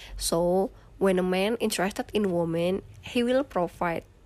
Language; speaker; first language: English; non-native, fluent; Indonesian